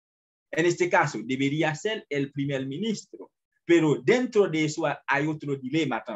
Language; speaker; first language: Spanish; non-native, fluent; Haitian Creole